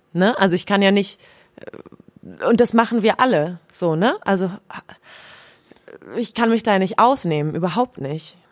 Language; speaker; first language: German; native; German